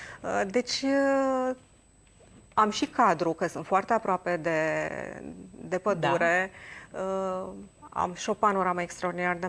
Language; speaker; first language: Romanian; native; Romanian